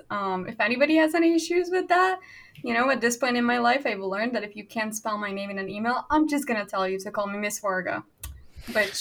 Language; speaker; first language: English; non-native, fluent; Hungarian